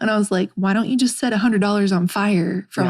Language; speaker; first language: English; native; English